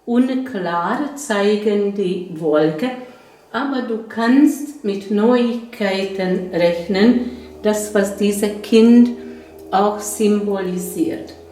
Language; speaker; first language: German; non-native, fluent; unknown